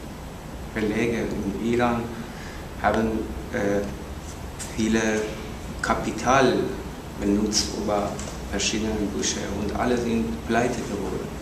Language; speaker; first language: German; non-native, learner; Persian